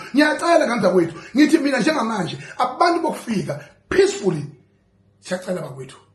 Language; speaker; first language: Zulu; native; Zulu